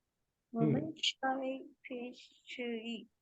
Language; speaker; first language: Chinese; non-native, learner; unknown